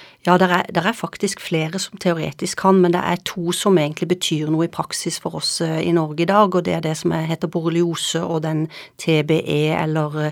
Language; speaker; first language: Norwegian; native; Norwegian